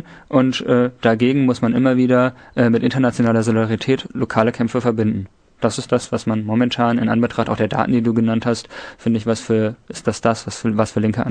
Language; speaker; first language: German; native; German